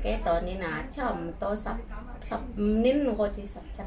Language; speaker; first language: Cantonese; non-native, learner; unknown